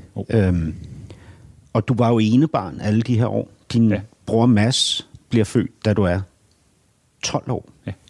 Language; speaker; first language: Danish; native; Danish